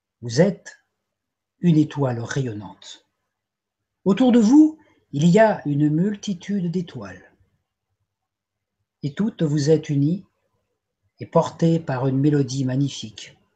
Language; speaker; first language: French; native; French